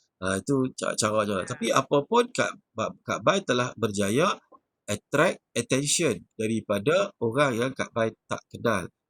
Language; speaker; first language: Malay; native; Malay